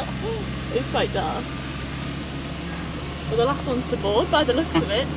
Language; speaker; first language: English; native; English